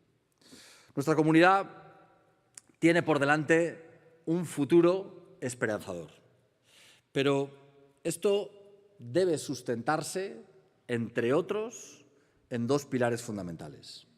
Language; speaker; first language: Spanish; native; Spanish